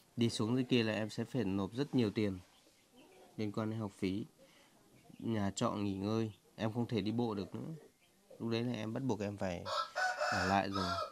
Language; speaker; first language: Vietnamese; non-native, local second language; Hmong